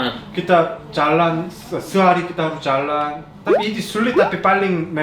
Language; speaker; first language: Indonesian; non-native, learner; Korean